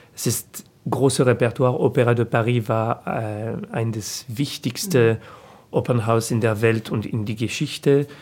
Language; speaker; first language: German; non-native, fluent; French